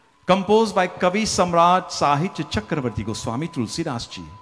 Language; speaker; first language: English; native; English